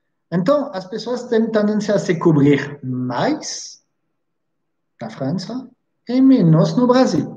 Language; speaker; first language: Portuguese; non-native, fluent; French